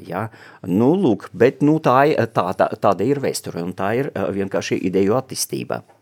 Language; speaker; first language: Latvian; non-native, local second language; Russian